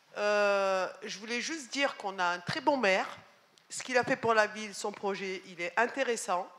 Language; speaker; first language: French; native; French